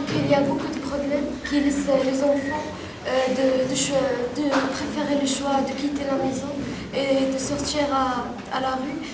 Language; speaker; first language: French; non-native, learner; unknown